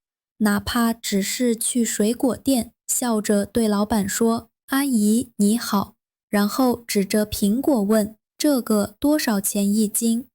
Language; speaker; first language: Chinese; non-native, fluent; Vietnamese